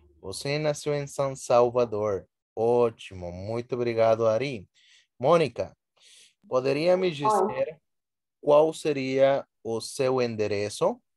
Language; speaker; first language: Portuguese; non-native, fluent; Spanish